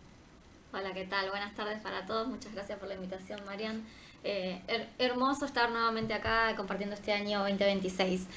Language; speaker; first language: Spanish; native; Spanish